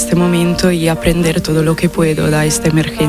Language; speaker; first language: Spanish; non-native, fluent; Italian